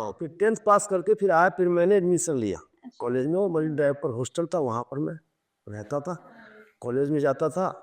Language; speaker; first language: Hindi; native; Hindi